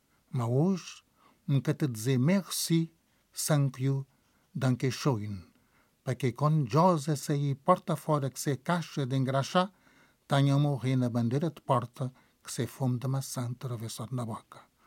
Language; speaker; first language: Portuguese; non-native, local second language; Kabuverdianu